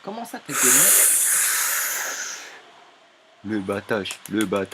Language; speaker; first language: French; native; French